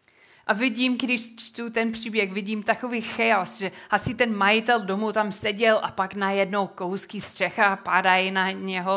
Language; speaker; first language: Czech; non-native, fluent; English